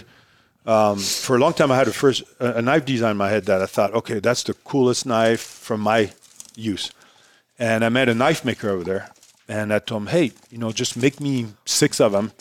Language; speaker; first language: English; non-native, fluent; French